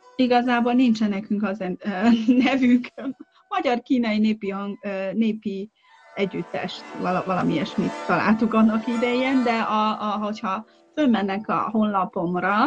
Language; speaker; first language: Hungarian; non-native, fluent; Chinese